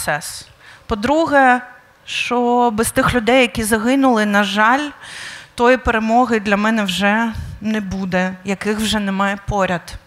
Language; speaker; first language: Ukrainian; native; Ukrainian